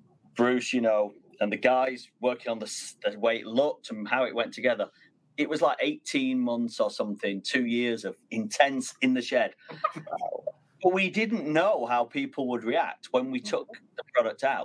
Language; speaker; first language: English; native; English